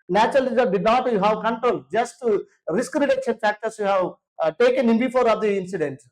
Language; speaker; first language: English; non-native, local second language; Telugu